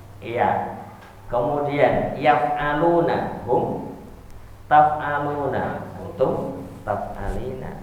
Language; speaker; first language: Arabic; non-native, fluent; Indonesian